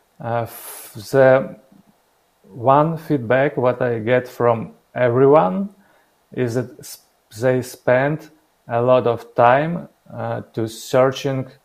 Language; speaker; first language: English; non-native, learner; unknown